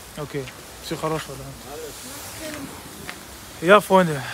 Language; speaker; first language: Russian; non-native, local second language; Tajik